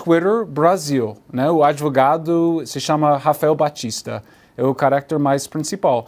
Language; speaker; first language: Portuguese; non-native, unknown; English